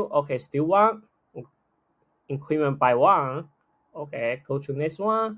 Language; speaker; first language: English; non-native, fluent; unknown